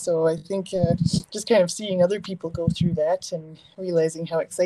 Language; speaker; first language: English; native; English